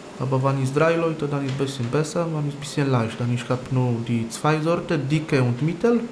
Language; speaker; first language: German; non-native, learner; Polish